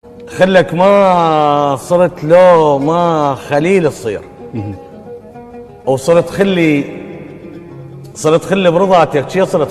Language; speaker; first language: Arabic; native; Arabic